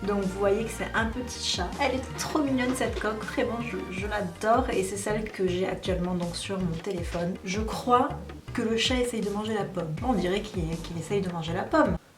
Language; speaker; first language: French; native; French